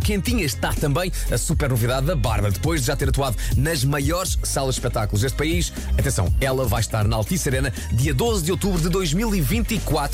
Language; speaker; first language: Portuguese; native; Portuguese